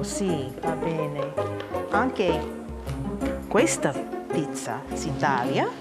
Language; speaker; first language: Italian; non-native, learner; English